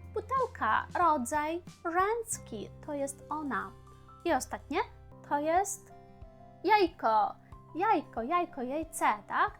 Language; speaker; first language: Polish; non-native, fluent; Ukrainian